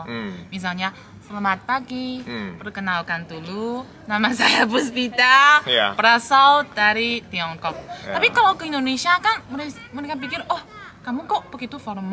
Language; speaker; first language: Indonesian; non-native, fluent; Chinese